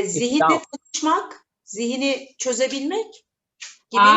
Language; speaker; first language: Turkish; native; Turkish